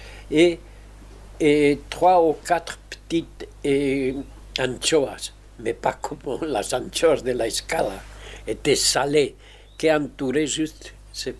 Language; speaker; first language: French; non-native, fluent; Spanish